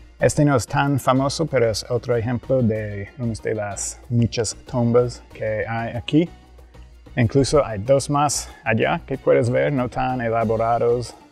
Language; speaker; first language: Spanish; non-native, fluent; English